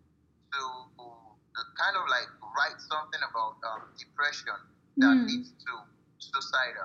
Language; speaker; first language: English; non-native, local second language; Yoruba